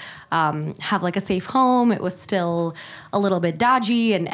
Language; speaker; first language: English; early bilingual, other home language; Kannada